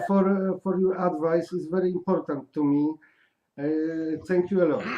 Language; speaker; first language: English; non-native, learner; Polish